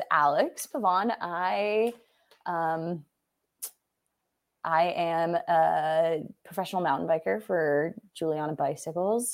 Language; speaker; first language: English; native; English